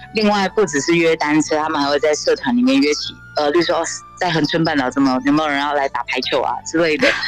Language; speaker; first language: Chinese; native; Chinese